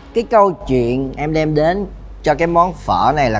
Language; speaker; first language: Vietnamese; native; Vietnamese